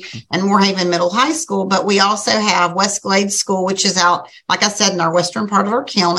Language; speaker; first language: English; native; English